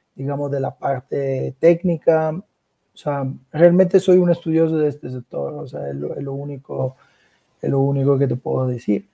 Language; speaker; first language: Spanish; non-native, fluent; Italian